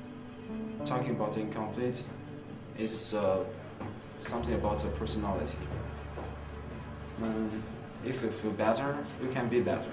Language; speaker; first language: English; non-native, fluent; Chinese